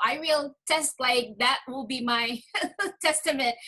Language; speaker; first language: English; non-native, fluent; Indonesian